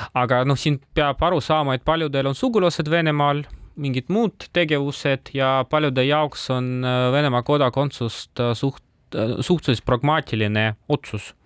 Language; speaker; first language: Estonian; non-native, local second language; Russian